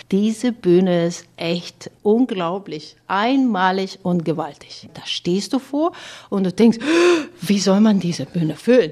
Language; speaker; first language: German; non-native, fluent; Bulgarian